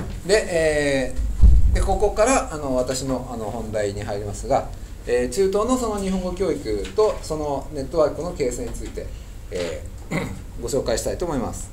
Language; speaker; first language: Japanese; native; Japanese